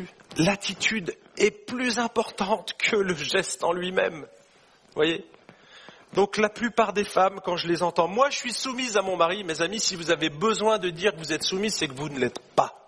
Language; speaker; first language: French; native; French